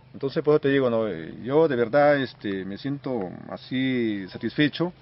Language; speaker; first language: Spanish; native; Spanish